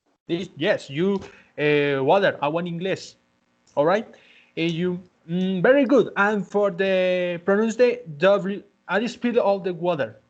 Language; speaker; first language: English; non-native, learner; Spanish